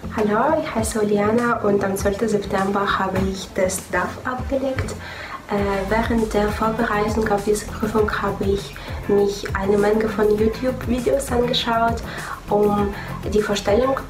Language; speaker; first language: German; non-native, fluent; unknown